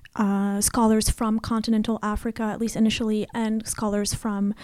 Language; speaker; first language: English; non-native, fluent; Arabic